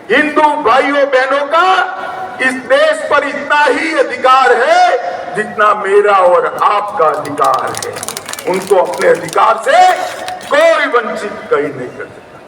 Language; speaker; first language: Hindi; non-native, local second language; Gujarati